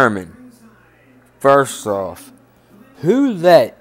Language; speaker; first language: English; native; English